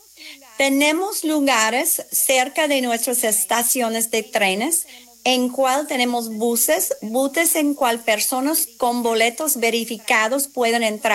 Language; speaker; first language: Spanish; non-native, fluent; English